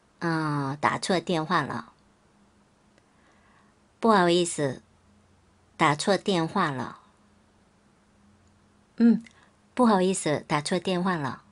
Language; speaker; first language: Chinese; non-native, fluent; Korean